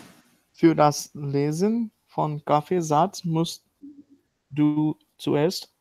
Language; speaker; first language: German; non-native, learner; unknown